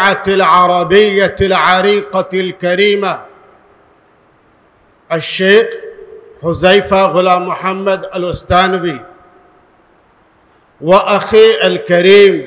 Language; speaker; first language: Arabic; non-native, fluent; Urdu